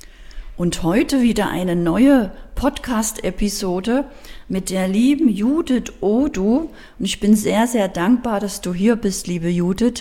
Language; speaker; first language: German; native; German